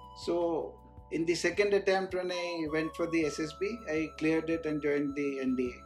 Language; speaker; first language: English; non-native, local second language; Hindi